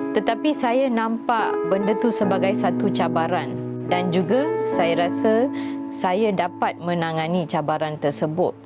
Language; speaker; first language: Malay; non-native, local second language; Tamil